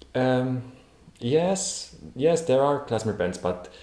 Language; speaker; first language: English; non-native, fluent; Hungarian